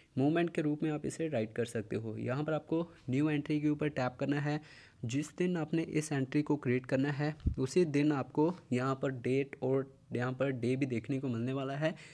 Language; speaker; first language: Hindi; native; Hindi